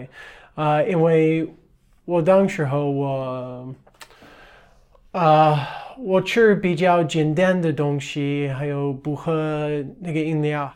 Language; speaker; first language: Chinese; non-native, fluent; English